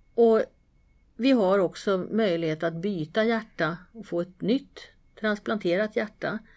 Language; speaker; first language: Swedish; native; Swedish